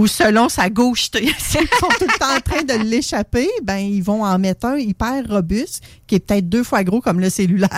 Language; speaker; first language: French; native; French